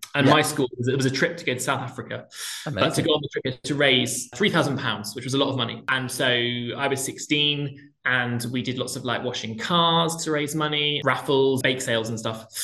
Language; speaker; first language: English; native; English